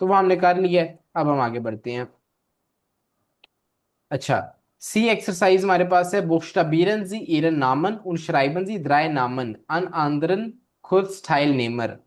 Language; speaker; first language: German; non-native, fluent; Urdu